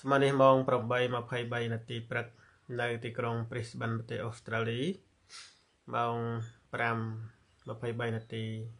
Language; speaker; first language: Khmer; native; Khmer